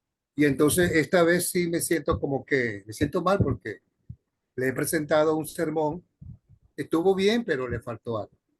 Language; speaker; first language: Spanish; native; Spanish